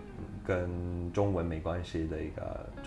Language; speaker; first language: Chinese; non-native, fluent; Swedish